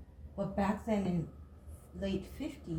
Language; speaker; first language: English; non-native, fluent; Japanese